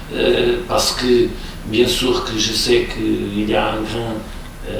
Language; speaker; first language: French; non-native, fluent; Portuguese